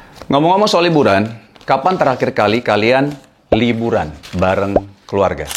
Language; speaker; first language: Indonesian; native; Indonesian